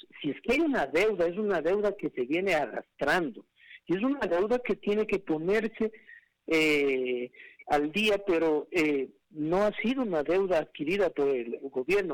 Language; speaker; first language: Spanish; native; Spanish